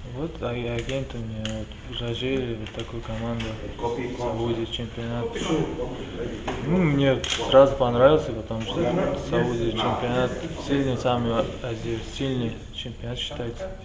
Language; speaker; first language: Russian; non-native, local second language; Uzbek